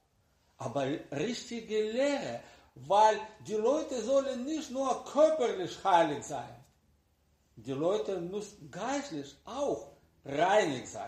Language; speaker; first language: German; non-native, learner; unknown